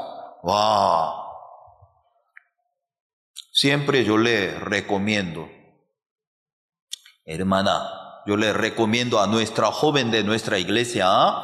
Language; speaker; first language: Spanish; non-native, fluent; Korean